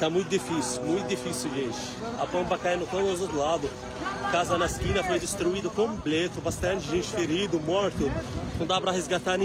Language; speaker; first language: Portuguese; non-native, fluent; Arabic